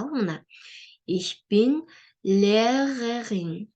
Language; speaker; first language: German; non-native, learner; Kyrgyz